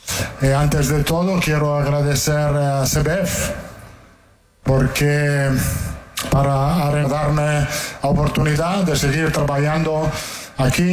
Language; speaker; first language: Portuguese; non-native, fluent; Italian